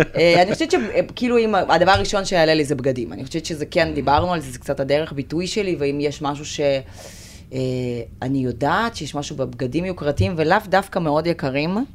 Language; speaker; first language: Hebrew; non-native, fluent; Russian